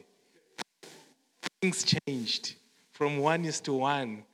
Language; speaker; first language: English; non-native, local second language; Shona